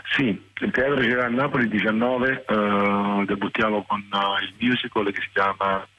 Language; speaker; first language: Italian; native; Italian